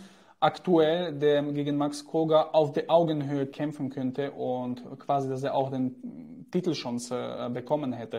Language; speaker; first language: German; native; German